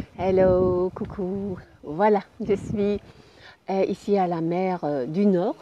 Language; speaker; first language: French; non-native, fluent; German